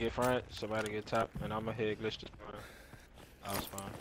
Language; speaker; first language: English; native; English